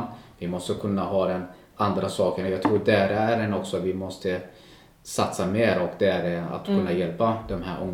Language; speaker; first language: Swedish; non-native, local second language; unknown